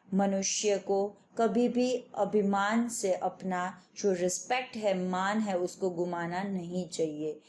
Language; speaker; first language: Hindi; non-native, local second language; Gujarati